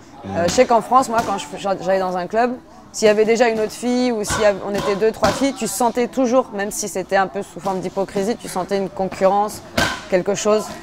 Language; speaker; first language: French; native; French